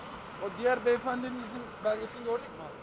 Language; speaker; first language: Turkish; native; Turkish